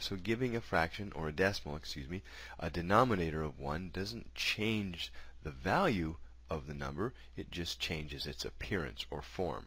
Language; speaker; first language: English; native; English